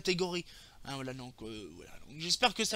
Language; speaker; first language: French; native; French